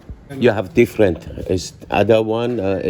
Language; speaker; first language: English; non-native, learner; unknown